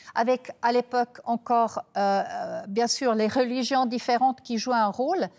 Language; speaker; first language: French; non-native, fluent; German